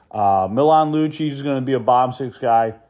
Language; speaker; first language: English; native; English